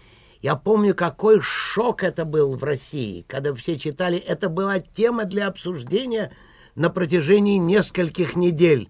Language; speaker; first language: Russian; native; Russian